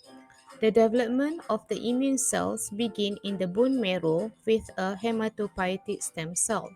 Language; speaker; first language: English; non-native, fluent; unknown